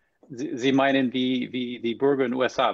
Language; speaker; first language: German; non-native, fluent; English